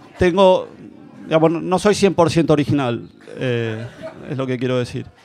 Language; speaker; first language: Spanish; native; Spanish